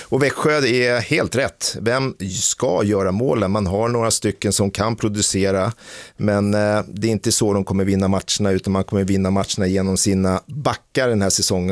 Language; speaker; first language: Swedish; native; Swedish